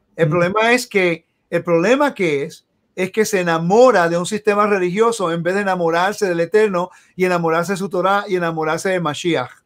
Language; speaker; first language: Spanish; early bilingual, heritage; Spanish